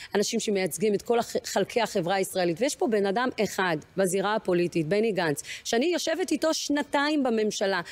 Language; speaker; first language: Hebrew; early bilingual, other home language; Amharic